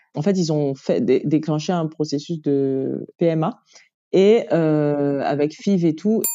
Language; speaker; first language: French; native; French